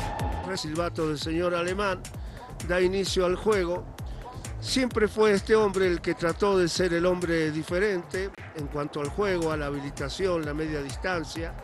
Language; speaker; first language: Spanish; native; Spanish